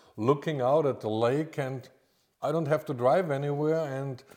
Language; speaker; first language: English; non-native, fluent; German